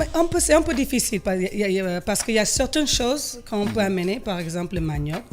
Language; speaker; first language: French; early bilingual, heritage; French